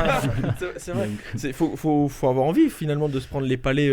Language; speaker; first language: French; native; French